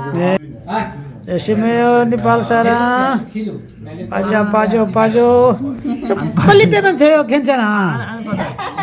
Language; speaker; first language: Korean; non-native, learner; Urdu